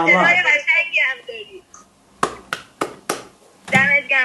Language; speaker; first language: Persian; native; Persian